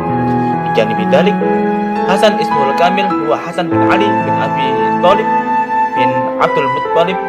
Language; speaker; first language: Arabic; non-native, learner; Indonesian